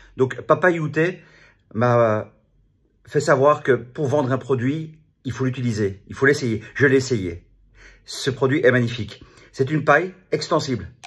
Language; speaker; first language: French; native; French